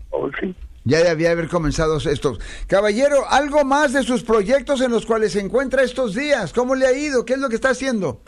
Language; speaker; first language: Spanish; native; Spanish